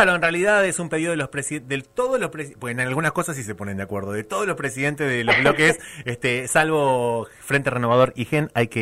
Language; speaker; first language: Spanish; native; Spanish